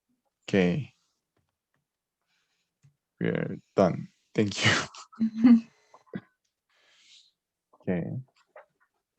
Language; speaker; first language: English; non-native, learner; Korean